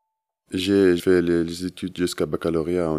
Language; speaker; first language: French; non-native, learner; Arabic